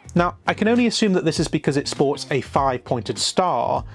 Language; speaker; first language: English; native; English